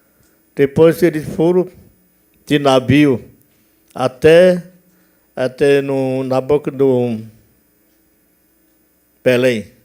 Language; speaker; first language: Portuguese; non-native, local second language; Yanomámi